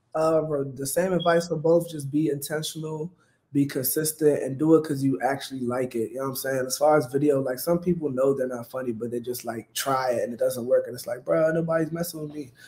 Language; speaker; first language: English; native; English